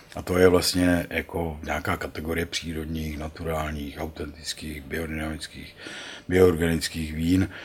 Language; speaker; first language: Czech; native; Czech